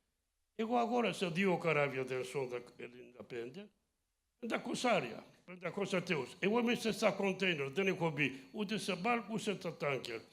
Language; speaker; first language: Greek; early bilingual, heritage; Greek